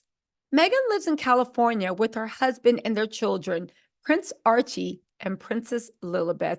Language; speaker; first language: English; native; English